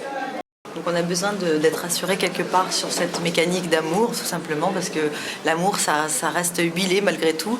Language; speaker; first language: French; native; French